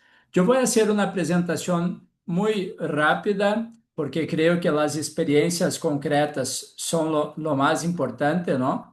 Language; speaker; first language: Spanish; non-native, fluent; Portuguese